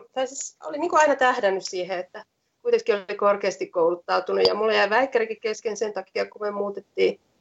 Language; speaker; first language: Finnish; native; Finnish